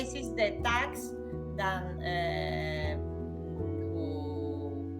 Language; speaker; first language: English; non-native, learner; Spanish